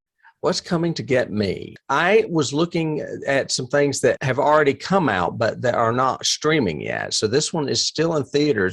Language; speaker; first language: English; native; English